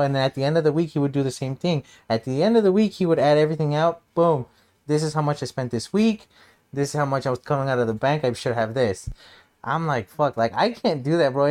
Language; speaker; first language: English; early bilingual, other home language; Spanish